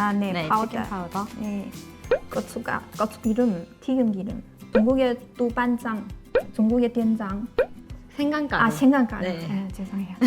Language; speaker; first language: Korean; non-native, learner; Chinese